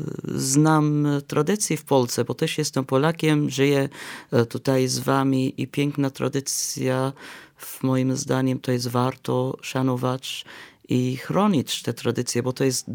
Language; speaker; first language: Polish; non-native, fluent; Arabic